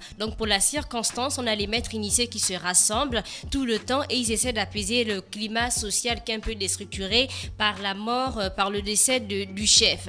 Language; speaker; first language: French; native; French